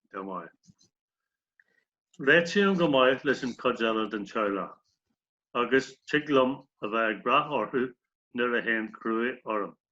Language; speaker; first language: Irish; non-native, local second language; English